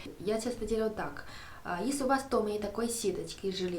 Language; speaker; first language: Russian; non-native, learner; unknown